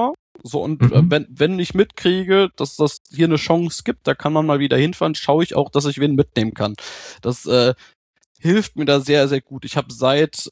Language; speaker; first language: German; native; German